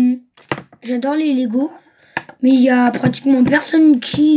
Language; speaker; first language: French; early bilingual, other home language; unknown